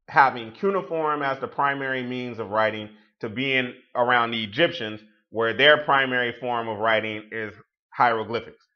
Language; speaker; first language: English; native; English